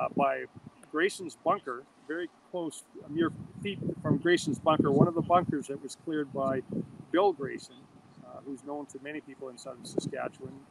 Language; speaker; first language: English; native; English